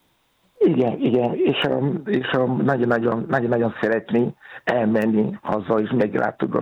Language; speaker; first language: Hungarian; non-native, fluent; Yoruba